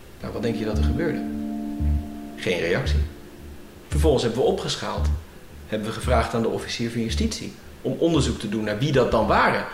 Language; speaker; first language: Dutch; native; Dutch